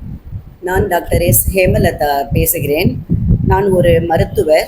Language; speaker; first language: Tamil; native; Tamil